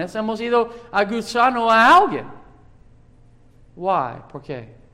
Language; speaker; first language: Spanish; non-native, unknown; English